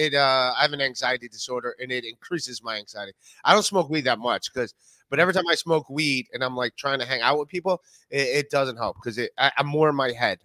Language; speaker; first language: English; native; English